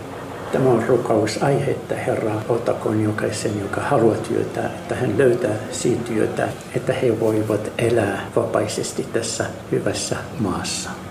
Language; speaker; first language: Finnish; non-native, learner; Arabic